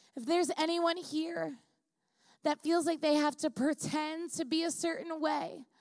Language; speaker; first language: English; native; English